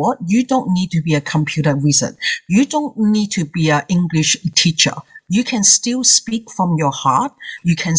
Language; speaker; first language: English; non-native, local second language; Cantonese